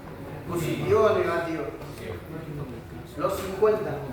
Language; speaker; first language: Spanish; native; Spanish